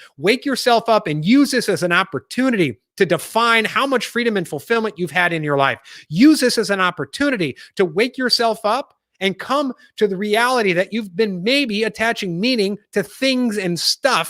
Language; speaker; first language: English; native; English